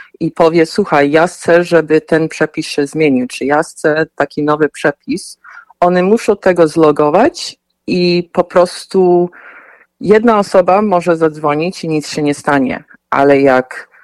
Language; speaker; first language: Polish; early bilingual, heritage; Polish